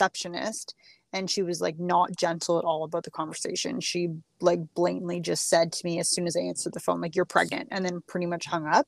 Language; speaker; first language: English; native; English